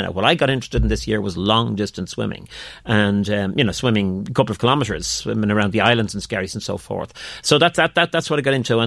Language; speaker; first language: English; native; English